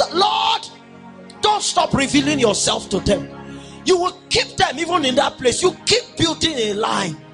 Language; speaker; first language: English; non-native, local second language; Yoruba